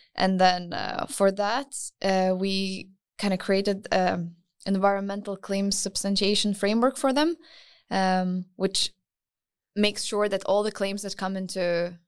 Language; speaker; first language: English; non-native, fluent; Lithuanian